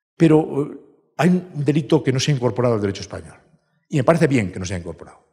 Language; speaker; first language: Spanish; native; Spanish